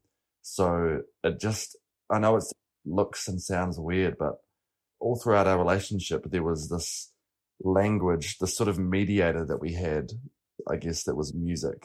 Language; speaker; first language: English; native; English